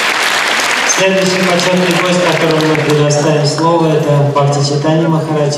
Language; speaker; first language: Russian; native; Russian